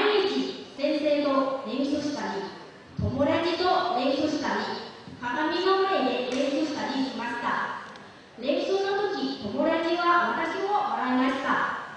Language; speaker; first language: Japanese; non-native, learner; Lao